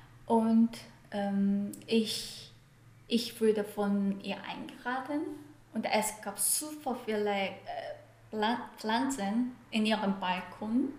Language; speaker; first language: German; non-native, fluent; Korean